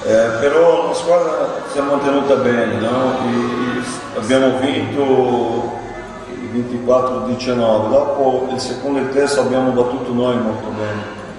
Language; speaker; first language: Italian; non-native, fluent; Portuguese